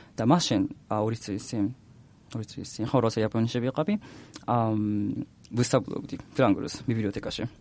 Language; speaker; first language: Georgian; non-native, learner; Japanese